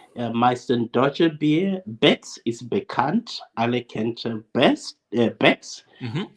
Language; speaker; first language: German; non-native, fluent; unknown